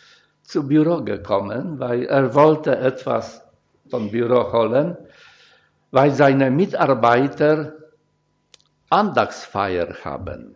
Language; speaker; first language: German; non-native, fluent; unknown